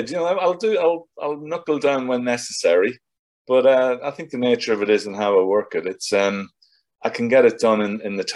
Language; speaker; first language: English; native; English